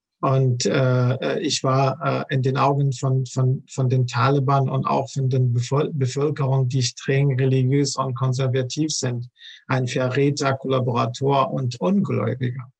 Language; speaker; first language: German; non-native, fluent; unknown